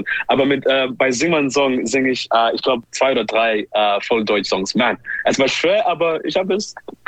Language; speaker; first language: German; non-native, learner; English